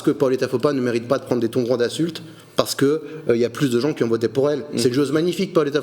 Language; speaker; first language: French; native; French